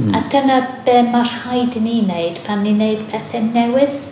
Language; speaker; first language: Welsh; non-native, fluent; English